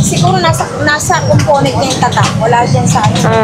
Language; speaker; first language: Filipino; native; Filipino